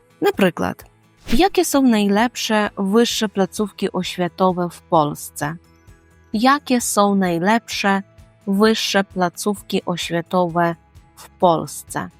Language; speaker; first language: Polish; non-native, fluent; Ukrainian